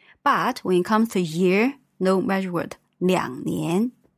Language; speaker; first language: English; non-native, fluent; Chinese